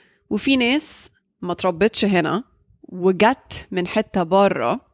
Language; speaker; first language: Arabic; early bilingual, heritage; Arabic